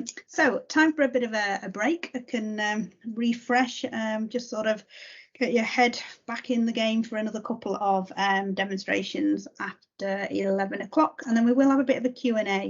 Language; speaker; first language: English; native; English